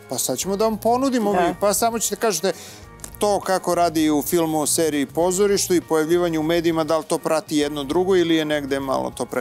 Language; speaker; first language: Serbian; native; Serbian